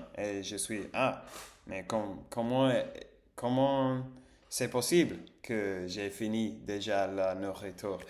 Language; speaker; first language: French; non-native, fluent; Spanish